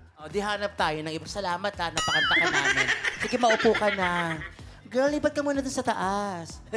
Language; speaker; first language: Filipino; native; Filipino